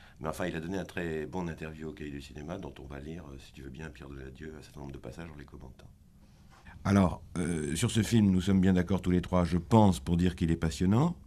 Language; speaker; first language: French; native; French